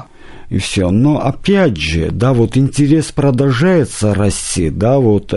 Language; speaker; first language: Russian; non-native, local second language; Armenian